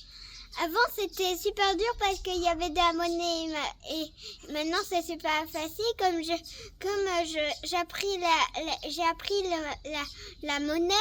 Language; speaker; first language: French; early bilingual, heritage; French